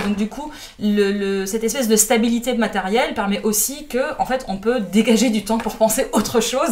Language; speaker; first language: French; non-native, fluent; Arabic